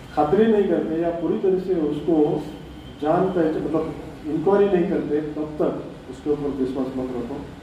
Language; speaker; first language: Hindi; non-native, local second language; Marathi